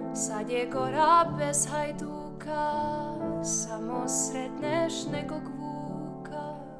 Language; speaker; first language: Icelandic; non-native, fluent; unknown